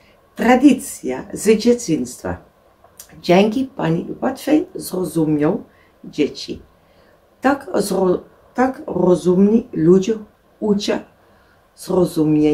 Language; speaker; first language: Polish; non-native, learner; Dutch